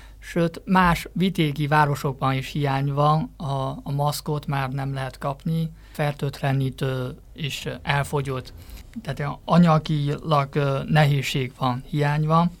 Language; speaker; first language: Hungarian; non-native, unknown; Chinese